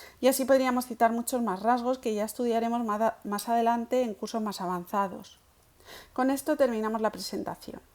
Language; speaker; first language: Spanish; native; Spanish